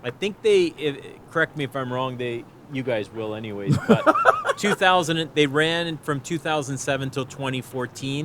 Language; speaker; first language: English; native; English